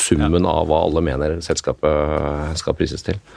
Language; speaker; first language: Norwegian; native; Norwegian